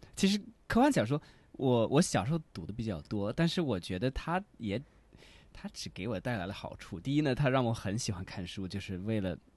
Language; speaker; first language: Chinese; non-native, fluent; English